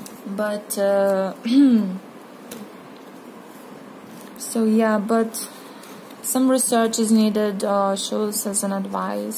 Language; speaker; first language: English; non-native, fluent; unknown